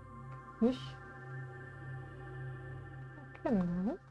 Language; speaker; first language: German; native; German